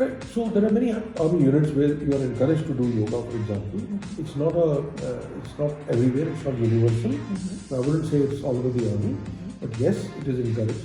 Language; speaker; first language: English; non-native, local second language; Hindi